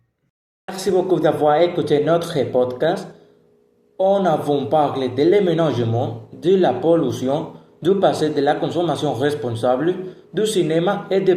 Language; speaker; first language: French; non-native, learner; Spanish